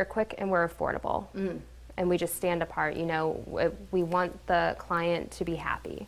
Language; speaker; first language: English; native; English